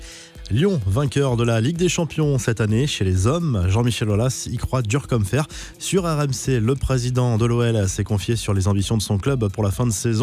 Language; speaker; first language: French; native; French